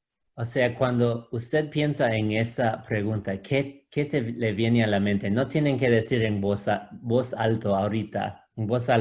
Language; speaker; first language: Spanish; non-native, fluent; English